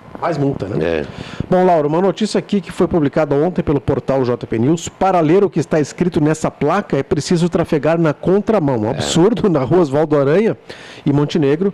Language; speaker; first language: Portuguese; native; Portuguese